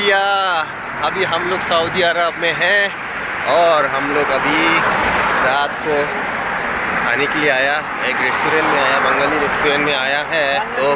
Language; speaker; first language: Hindi; non-native, local second language; Bangla